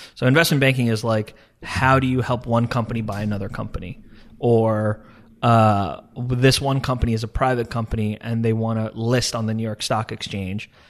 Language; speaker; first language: English; early bilingual, other home language; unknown